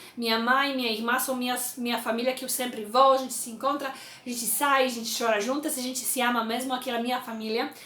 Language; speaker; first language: Portuguese; non-native, fluent; Polish